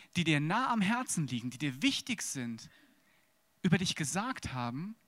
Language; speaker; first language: German; native; German